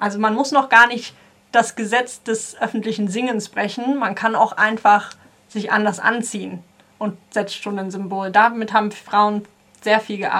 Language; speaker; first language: German; native; German